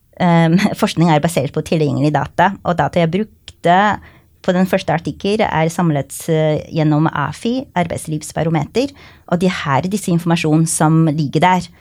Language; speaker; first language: Norwegian; non-native, fluent; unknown